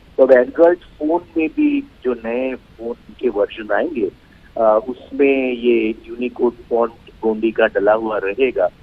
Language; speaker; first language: Hindi; non-native, local second language; Bangla